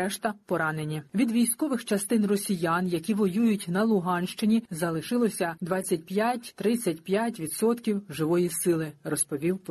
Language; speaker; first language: Ukrainian; native; Ukrainian